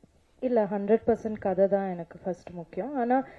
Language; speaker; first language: Tamil; non-native, local second language; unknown